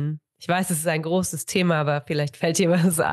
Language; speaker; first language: German; native; German